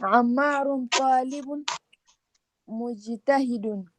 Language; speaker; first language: Arabic; non-native, learner; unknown